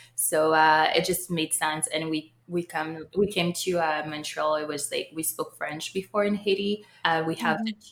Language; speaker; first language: English; early bilingual, other home language; Haitian Creole